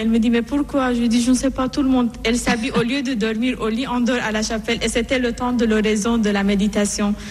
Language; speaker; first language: French; non-native, fluent; Persian